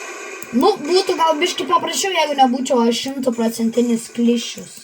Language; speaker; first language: Lithuanian; native; Lithuanian